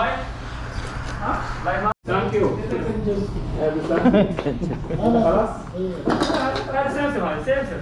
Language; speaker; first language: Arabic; non-native, learner; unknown